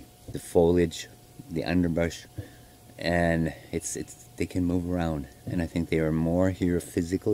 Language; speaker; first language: English; native; English